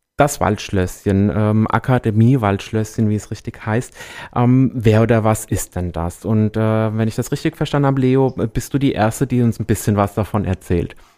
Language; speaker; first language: German; native; German